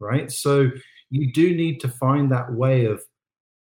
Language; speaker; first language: English; native; English